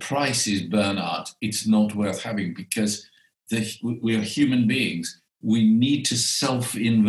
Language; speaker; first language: English; native; English